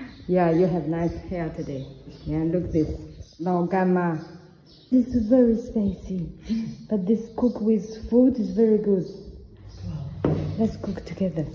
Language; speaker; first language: English; non-native, learner; Chinese